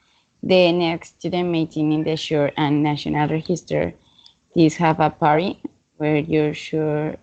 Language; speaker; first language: English; non-native, learner; Spanish